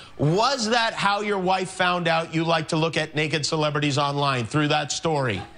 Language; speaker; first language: English; native; English